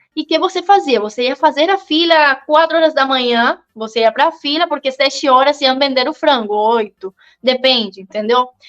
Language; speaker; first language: Portuguese; non-native, fluent; Spanish